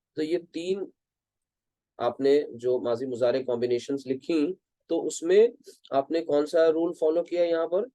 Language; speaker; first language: Urdu; native; Urdu